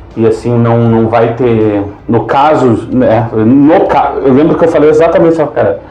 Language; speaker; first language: Portuguese; native; Portuguese